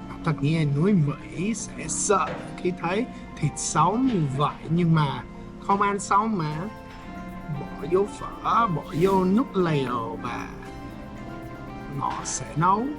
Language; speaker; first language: Vietnamese; non-native, learner; English